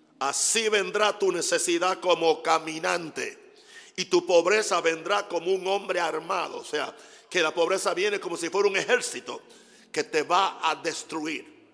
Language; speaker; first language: Spanish; non-native, fluent; English